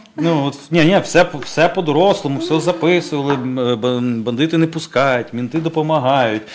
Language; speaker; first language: Ukrainian; native; Ukrainian